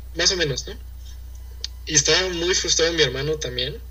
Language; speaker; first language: Spanish; early bilingual, heritage; Spanish